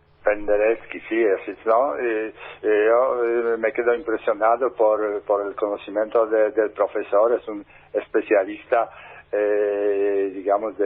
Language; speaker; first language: Spanish; non-native, fluent; Polish